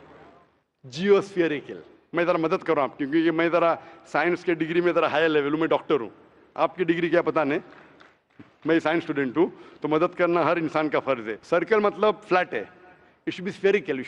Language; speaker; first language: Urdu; non-native, local second language; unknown